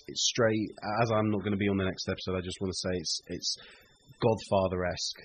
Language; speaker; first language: English; native; English